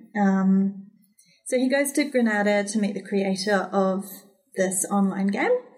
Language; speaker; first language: English; native; English